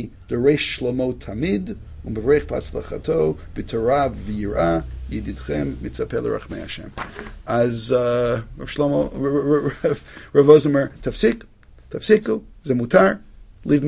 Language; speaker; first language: Hebrew; non-native, fluent; English